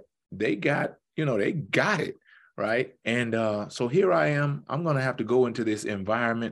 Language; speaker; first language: English; native; English